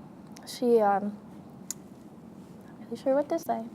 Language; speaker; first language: English; native; English